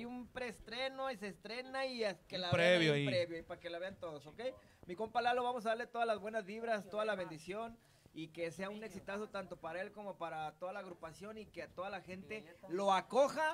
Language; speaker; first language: Spanish; native; Spanish